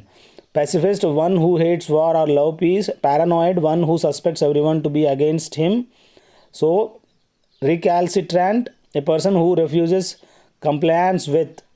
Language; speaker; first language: English; non-native, local second language; Telugu